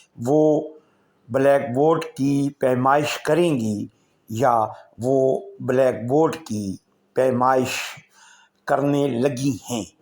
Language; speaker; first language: Urdu; native; Urdu